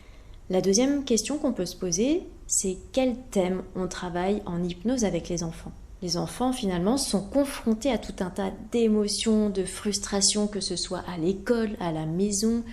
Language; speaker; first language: French; native; French